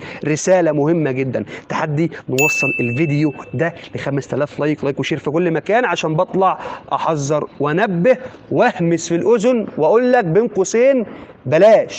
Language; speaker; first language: Arabic; native; Arabic